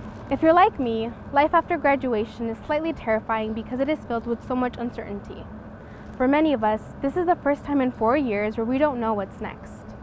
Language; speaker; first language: English; early bilingual, other home language; Spanish